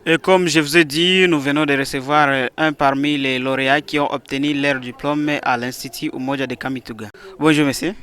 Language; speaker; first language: French; non-native, local second language; Swahili